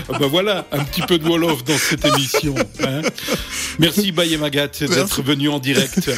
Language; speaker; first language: French; native; French